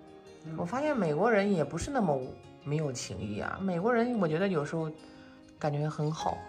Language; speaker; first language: Chinese; native; Chinese